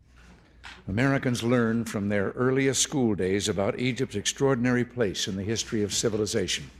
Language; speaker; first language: English; native; English